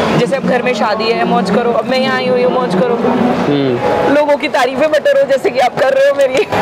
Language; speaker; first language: Hindi; native; Hindi